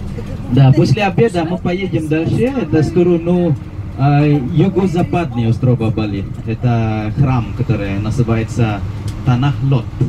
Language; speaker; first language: Russian; non-native, fluent; Indonesian